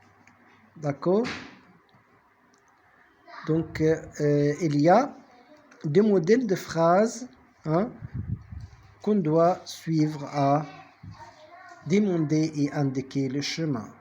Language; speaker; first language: French; non-native, fluent; Arabic